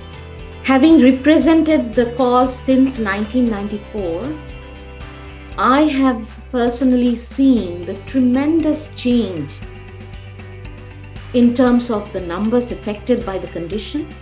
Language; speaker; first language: English; non-native, local second language; Bangla